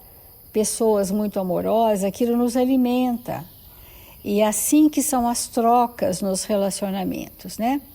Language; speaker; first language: Portuguese; native; Portuguese